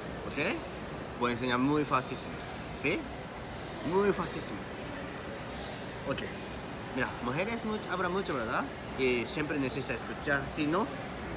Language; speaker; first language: Spanish; non-native, learner; Japanese